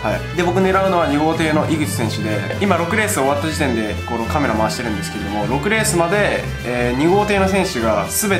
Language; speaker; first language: Japanese; native; Japanese